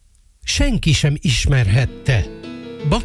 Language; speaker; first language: Hungarian; native; Hungarian